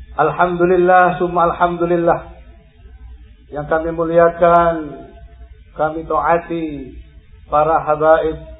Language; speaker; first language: Indonesian; non-native, local second language; Javanese